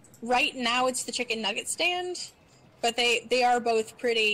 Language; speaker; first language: English; native; English